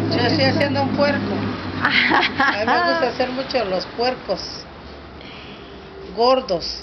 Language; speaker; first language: Spanish; native; Spanish